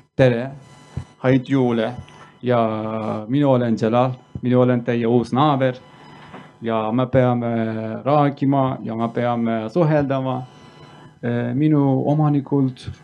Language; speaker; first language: Estonian; non-native, fluent; Turkish